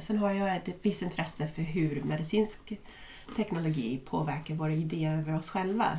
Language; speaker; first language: Swedish; non-native, fluent; English